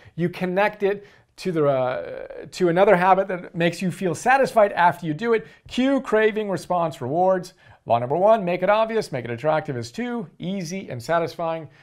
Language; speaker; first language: English; native; English